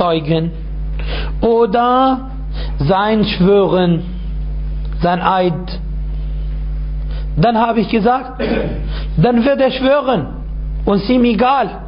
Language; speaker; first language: German; non-native, fluent; Arabic